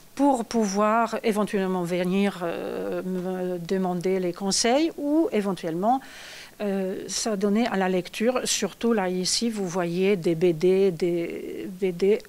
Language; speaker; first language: French; non-native, fluent; Polish